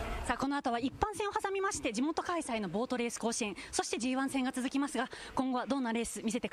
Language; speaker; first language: Japanese; native; Japanese